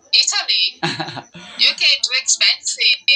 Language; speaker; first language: English; non-native, fluent; Italian